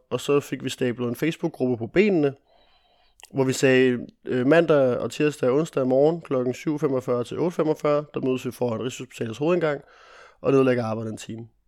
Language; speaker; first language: Danish; early bilingual, other home language; Italian